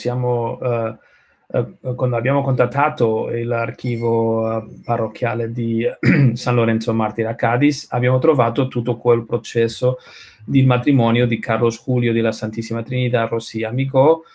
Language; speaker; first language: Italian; non-native, learner; Spanish